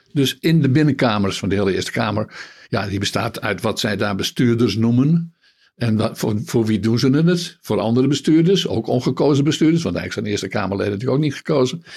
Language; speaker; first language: Dutch; native; Dutch